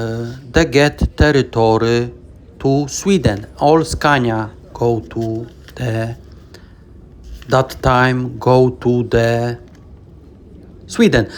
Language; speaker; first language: English; non-native, learner; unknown